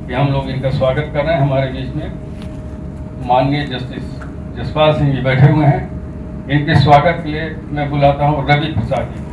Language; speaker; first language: Hindi; native; Hindi